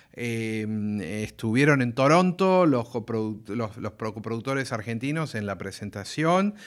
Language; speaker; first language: Spanish; native; Spanish